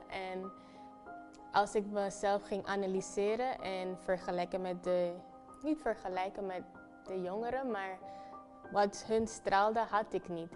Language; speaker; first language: Dutch; early bilingual, other home language; Papiamento